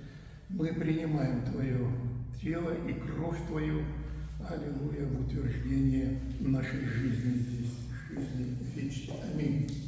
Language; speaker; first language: Russian; native; Russian